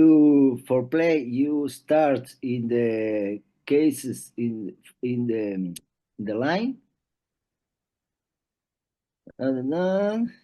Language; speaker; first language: English; non-native, learner; Spanish